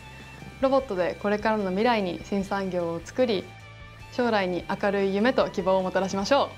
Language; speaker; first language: Japanese; native; Japanese